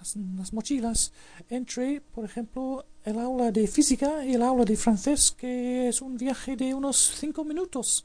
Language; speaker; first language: Spanish; non-native, fluent; English